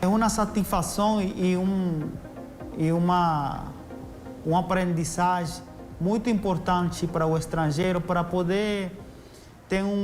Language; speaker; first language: Portuguese; non-native, learner; Spanish